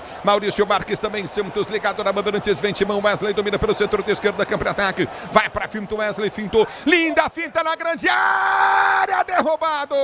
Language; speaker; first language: Portuguese; native; Portuguese